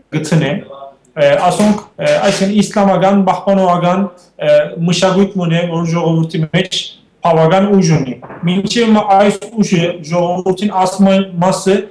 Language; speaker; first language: Armenian; native; Armenian